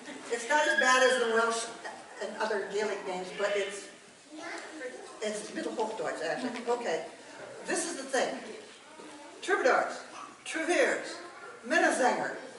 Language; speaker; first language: English; native; English